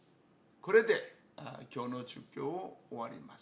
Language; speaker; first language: Japanese; non-native, fluent; Korean